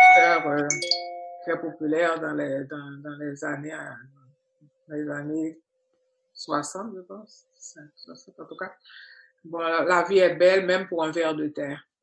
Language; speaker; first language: French; non-native, local second language; Haitian Creole